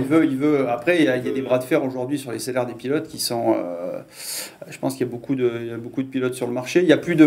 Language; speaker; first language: French; native; French